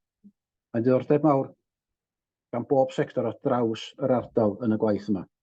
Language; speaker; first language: Welsh; native; Welsh